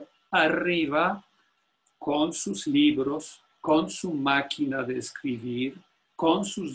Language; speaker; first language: Spanish; non-native, fluent; Polish